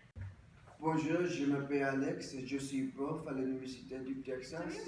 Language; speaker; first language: French; non-native, learner; English